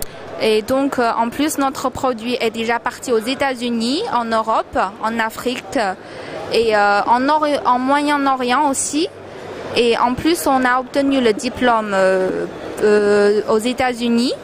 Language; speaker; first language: French; non-native, fluent; Chinese